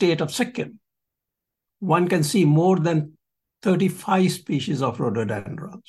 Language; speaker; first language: English; non-native, local second language; Punjabi